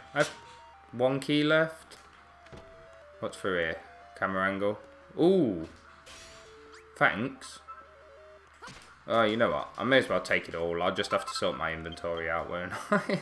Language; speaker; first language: English; native; English